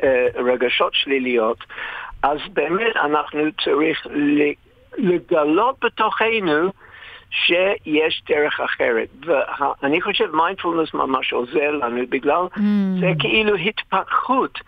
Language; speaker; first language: Hebrew; non-native, fluent; English